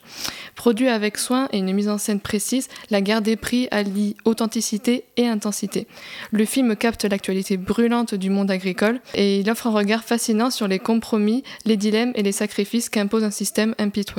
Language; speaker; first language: French; native; French